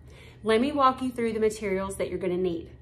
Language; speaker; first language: English; native; English